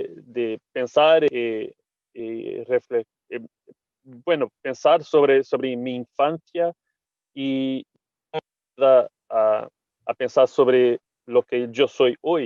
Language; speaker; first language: Spanish; non-native, fluent; Portuguese